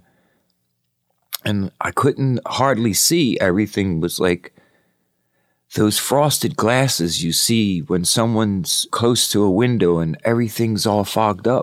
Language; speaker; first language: English; native; English